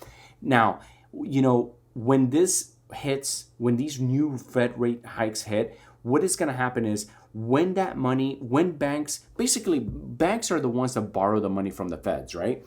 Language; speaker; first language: English; native; English